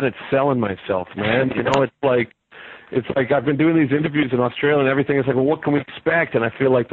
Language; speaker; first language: English; native; English